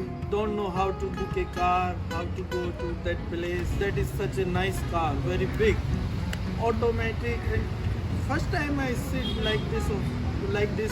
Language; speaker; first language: English; non-native, learner; Hindi